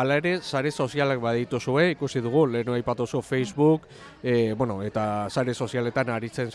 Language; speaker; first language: Basque; native; Basque